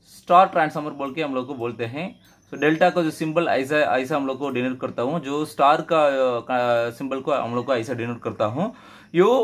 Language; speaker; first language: Hindi; non-native, local second language; Tamil